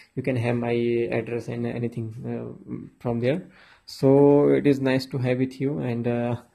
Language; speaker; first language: English; non-native, local second language; Hindi